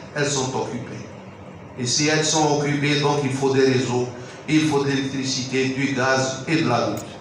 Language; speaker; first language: French; non-native, local second language; Arabic